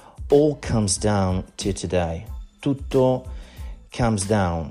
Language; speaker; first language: English; non-native, fluent; Italian